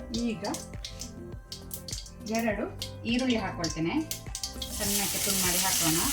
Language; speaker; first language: Kannada; native; Kannada